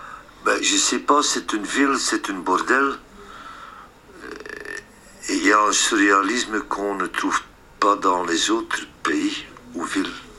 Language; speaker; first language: French; non-native, local second language; Dutch